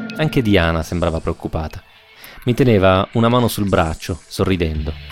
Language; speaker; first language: Italian; native; Italian